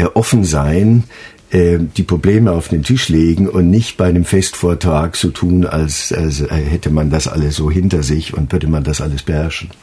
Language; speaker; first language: German; native; German